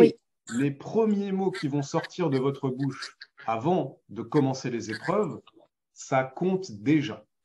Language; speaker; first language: French; native; French